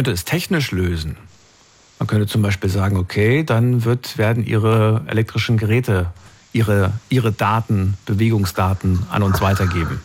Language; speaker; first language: German; native; German